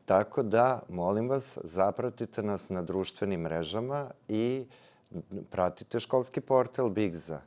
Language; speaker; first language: Serbian; native; Serbian